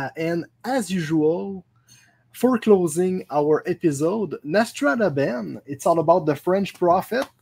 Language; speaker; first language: English; non-native, local second language; French